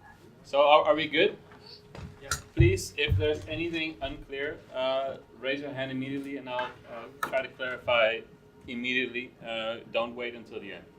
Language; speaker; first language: English; non-native, fluent; Dutch